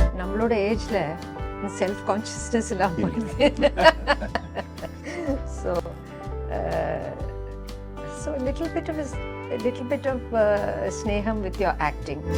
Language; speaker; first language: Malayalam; non-native, learner; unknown